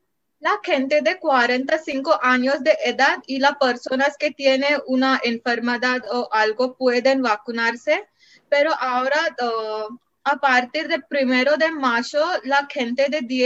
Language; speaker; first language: Spanish; non-native, learner; Marathi